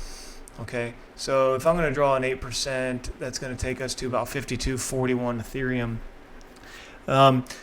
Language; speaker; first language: English; native; English